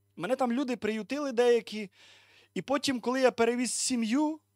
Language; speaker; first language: Ukrainian; native; Ukrainian